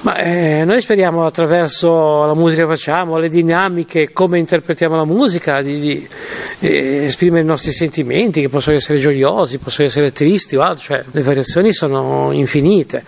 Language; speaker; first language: Italian; native; Italian